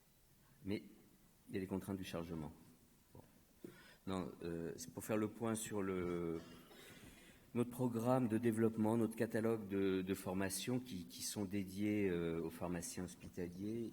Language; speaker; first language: French; native; French